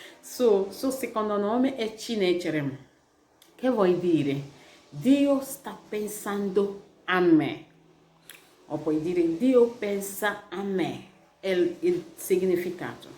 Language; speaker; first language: Italian; non-native, learner; Igbo